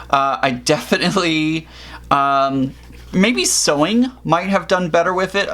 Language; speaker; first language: English; native; English